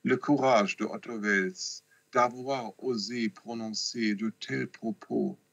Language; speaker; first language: French; non-native, fluent; German